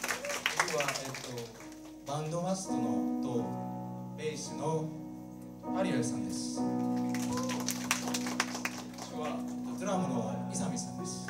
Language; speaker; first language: Japanese; non-native, fluent; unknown